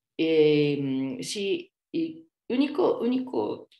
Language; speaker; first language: Spanish; non-native, fluent; Japanese